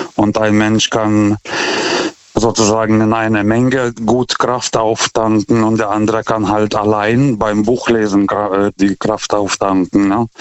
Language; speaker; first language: German; non-native, fluent; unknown